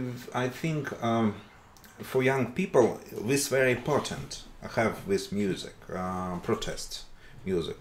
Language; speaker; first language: English; non-native, learner; Russian